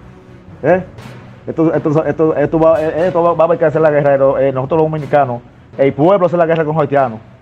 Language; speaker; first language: Spanish; native; Spanish